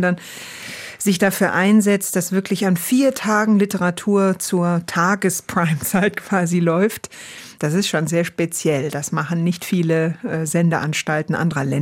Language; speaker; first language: German; native; German